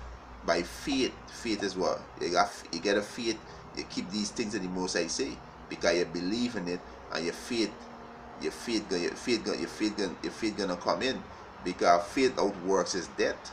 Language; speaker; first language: English; native; English